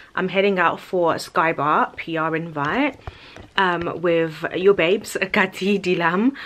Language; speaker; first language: English; early bilingual, other home language; Lingala